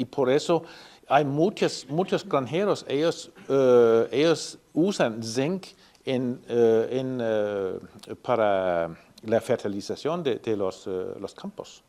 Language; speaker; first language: Spanish; non-native, fluent; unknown